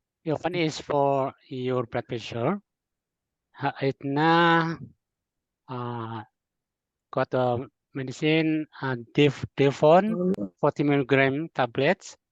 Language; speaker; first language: English; non-native, learner; Indonesian